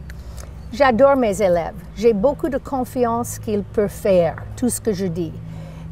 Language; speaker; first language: French; non-native, learner; English